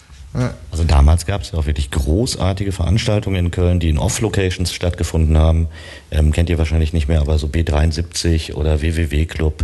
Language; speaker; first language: German; native; German